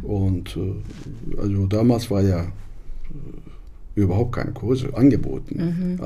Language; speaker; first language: German; non-native, fluent; Turkish